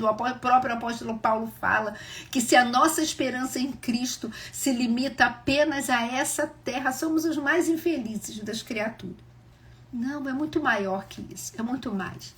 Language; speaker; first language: Portuguese; native; Portuguese